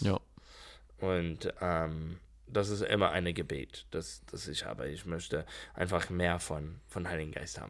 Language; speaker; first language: German; non-native, learner; English